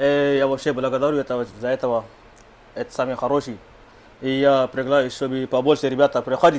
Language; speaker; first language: Russian; non-native, learner; Kyrgyz